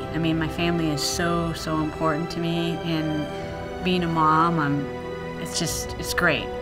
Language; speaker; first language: English; native; English